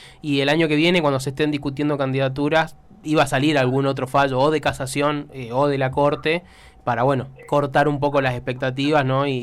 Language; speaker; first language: Spanish; native; Spanish